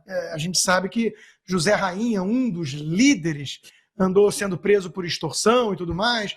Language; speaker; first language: Portuguese; native; Portuguese